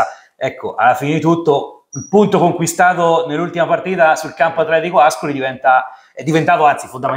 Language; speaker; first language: Italian; native; Italian